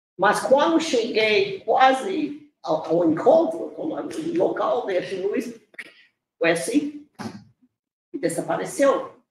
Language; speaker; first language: Portuguese; non-native, fluent; English